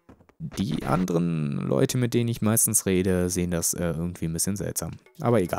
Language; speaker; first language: German; native; German